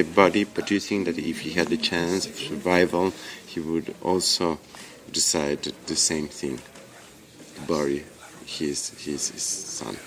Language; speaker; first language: English; non-native, learner; Spanish